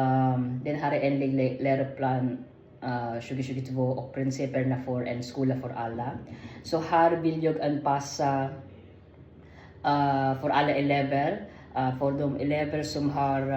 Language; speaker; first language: Swedish; non-native, learner; Filipino